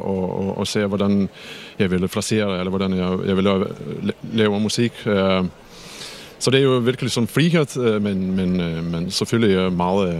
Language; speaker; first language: Danish; non-native, fluent; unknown